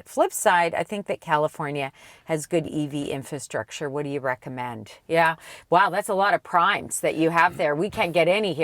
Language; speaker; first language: English; native; English